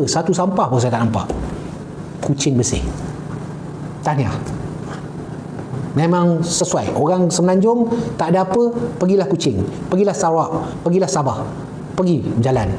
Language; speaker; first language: Malay; native; Malay